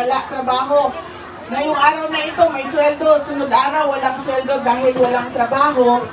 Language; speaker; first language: Filipino; non-native, local second language; Cebuano